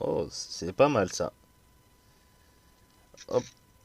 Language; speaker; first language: French; native; French